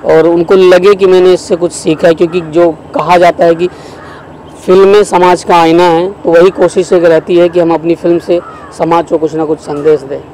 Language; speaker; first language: Hindi; native; Hindi